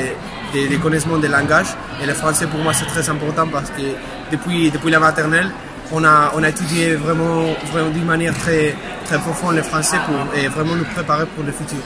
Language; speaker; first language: French; non-native, fluent; Spanish